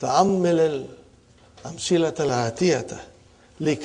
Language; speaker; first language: Arabic; non-native, fluent; English